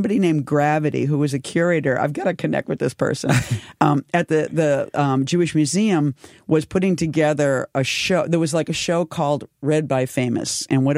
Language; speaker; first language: English; native; English